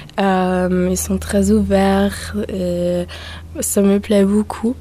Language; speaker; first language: French; non-native, learner; German